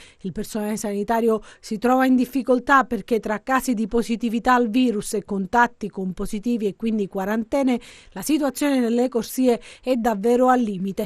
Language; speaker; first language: Italian; native; Italian